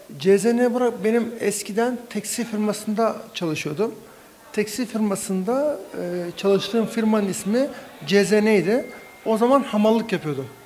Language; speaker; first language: Turkish; native; Turkish